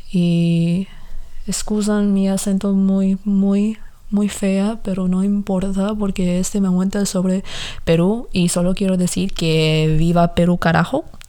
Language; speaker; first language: Spanish; early bilingual, heritage; Spanish